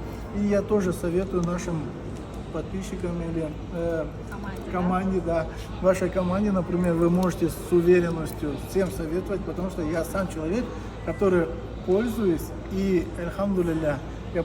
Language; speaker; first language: Russian; non-native, fluent; Turkish